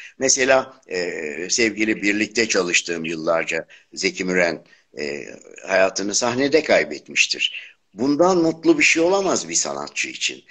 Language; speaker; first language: Turkish; native; Turkish